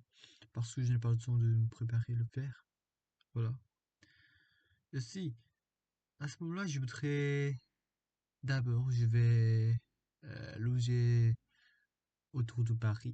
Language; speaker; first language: French; non-native, learner; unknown